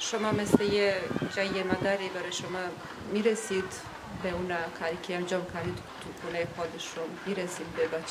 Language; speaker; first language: Persian; non-native, learner; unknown